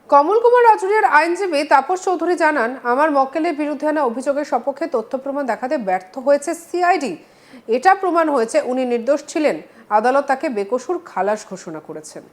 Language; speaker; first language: Bangla; native; Bangla